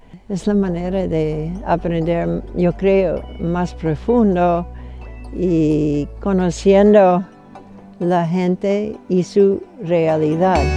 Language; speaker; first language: Spanish; non-native, fluent; English